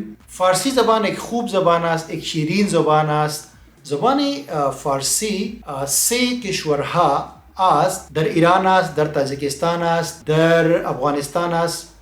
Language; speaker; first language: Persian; non-native, learner; Pashto